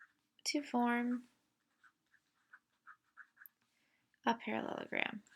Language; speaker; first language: English; native; English